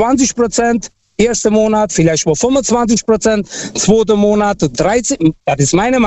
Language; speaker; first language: German; non-native, fluent; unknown